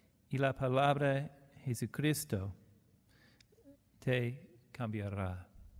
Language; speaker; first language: Spanish; non-native, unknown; English